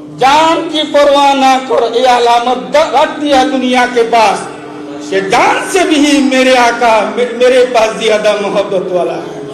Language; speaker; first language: Urdu; non-native, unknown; Bangla